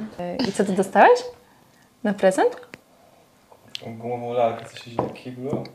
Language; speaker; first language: Polish; native; Polish